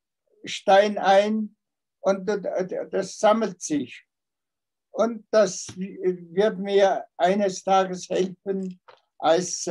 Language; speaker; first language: German; non-native, fluent; Tuvinian